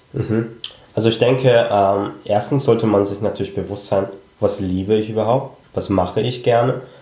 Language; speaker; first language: German; early bilingual, other home language; Cantonese